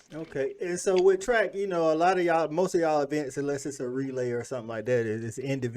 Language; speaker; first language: English; native; English